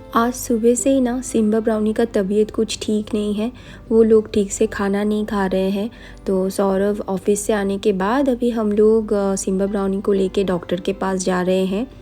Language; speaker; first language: Hindi; non-native, local second language; Bangla